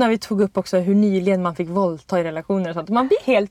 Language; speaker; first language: Swedish; native; Swedish